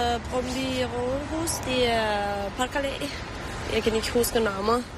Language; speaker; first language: Danish; early bilingual, other home language; Romanian